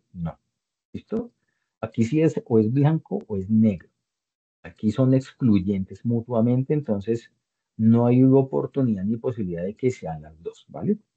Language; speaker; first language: Spanish; native; Spanish